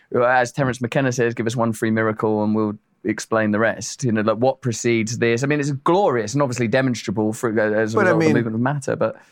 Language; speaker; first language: English; native; English